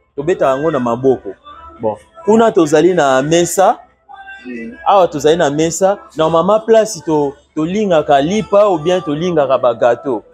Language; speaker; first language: Lingala; native; Lingala